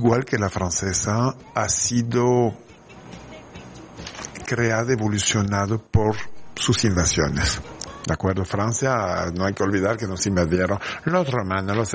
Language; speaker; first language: Spanish; non-native, fluent; French